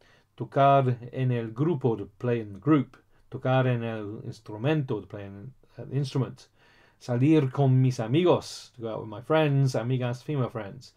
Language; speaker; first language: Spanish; non-native, learner; English